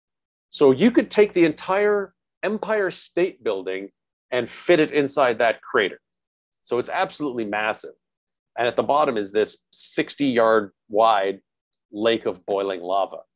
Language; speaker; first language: English; native; English